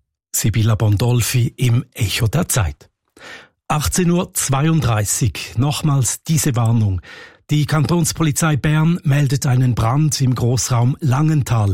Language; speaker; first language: German; native; German